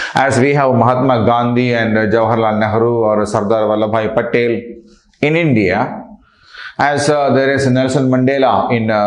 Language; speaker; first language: English; non-native, local second language; Telugu